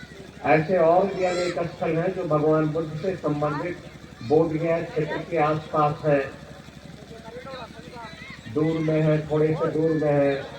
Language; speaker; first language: Hindi; native; Hindi